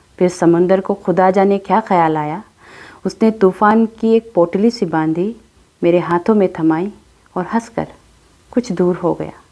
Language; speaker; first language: Hindi; non-native, local second language; Adi